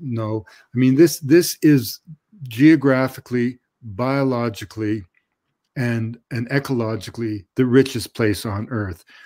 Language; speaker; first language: English; native; English